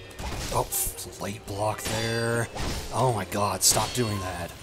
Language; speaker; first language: English; native; English